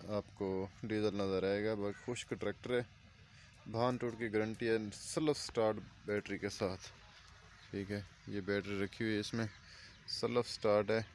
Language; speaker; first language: Urdu; non-native, local second language; Punjabi